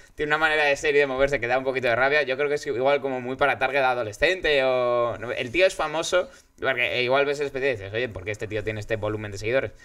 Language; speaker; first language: Spanish; native; Spanish